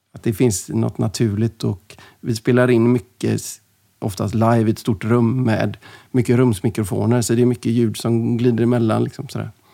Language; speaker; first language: Swedish; native; Swedish